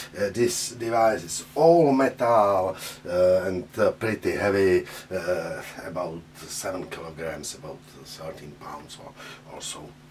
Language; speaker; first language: English; non-native, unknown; Czech